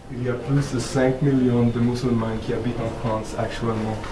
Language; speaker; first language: French; non-native, learner; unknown